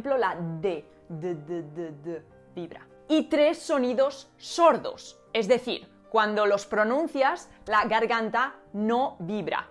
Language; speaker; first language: Spanish; native; Spanish